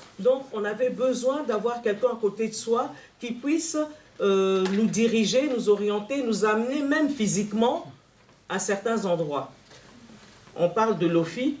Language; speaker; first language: French; non-native, local second language; Luba-Lulua